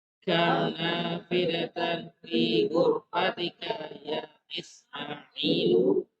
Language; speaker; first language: Arabic; non-native, learner; Indonesian